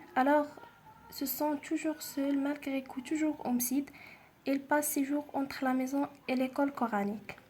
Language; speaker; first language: French; non-native, local second language; Arabic